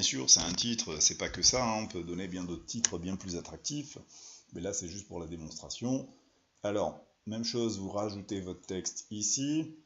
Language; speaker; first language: French; native; French